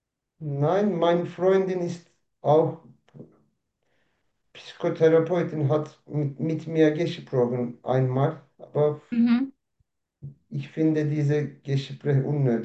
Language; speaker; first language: German; non-native, learner; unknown